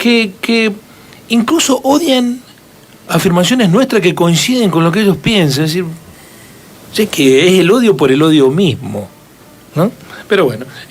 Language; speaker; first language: Spanish; native; Spanish